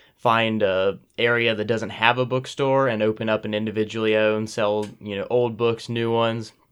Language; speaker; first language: English; native; English